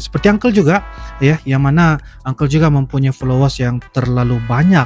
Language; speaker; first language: Malay; native; Malay